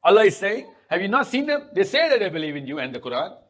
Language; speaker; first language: English; non-native, local second language; Urdu